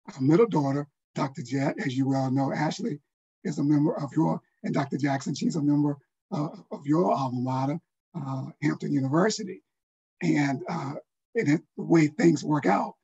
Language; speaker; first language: English; native; English